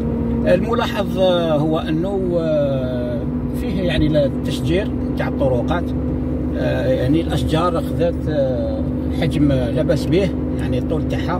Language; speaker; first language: Arabic; native; Arabic